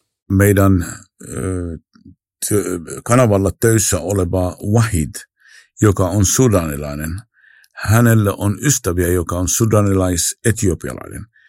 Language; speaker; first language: Finnish; non-native, fluent; Arabic